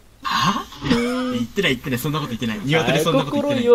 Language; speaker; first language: Japanese; native; Japanese